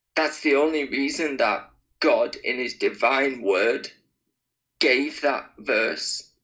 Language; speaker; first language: English; native; English